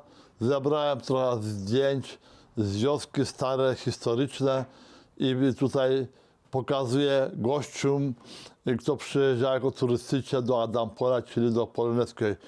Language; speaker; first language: Polish; early bilingual, heritage; Polish